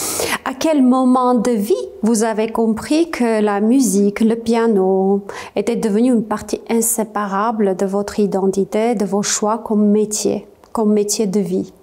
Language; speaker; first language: French; non-native, fluent; Armenian